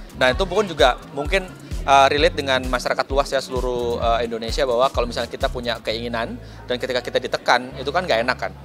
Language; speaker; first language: Indonesian; native; Indonesian